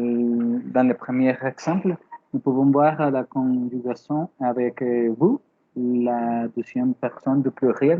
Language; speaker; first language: French; non-native, learner; Spanish